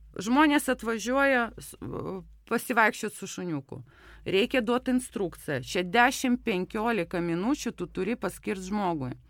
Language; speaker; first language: Lithuanian; non-native, local second language; Russian